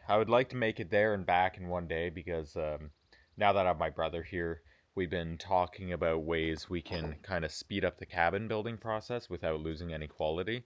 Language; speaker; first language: English; native; English